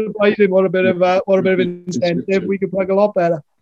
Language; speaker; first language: English; native; English